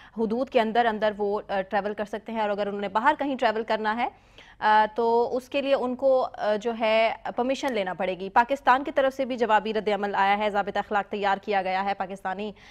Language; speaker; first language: Urdu; native; Urdu